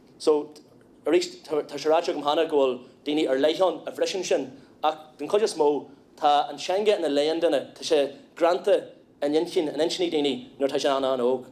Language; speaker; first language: Irish; non-native, local second language; English